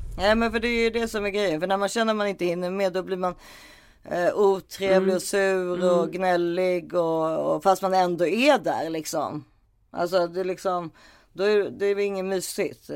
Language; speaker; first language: Swedish; native; Swedish